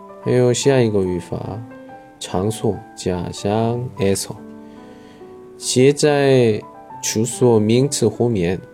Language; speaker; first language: Chinese; non-native, learner; Korean